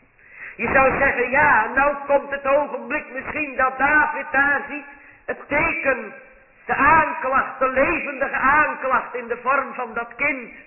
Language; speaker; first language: Dutch; native; Dutch